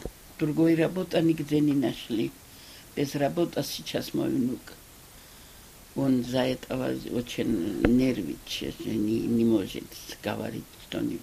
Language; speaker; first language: Russian; non-native, local second language; Georgian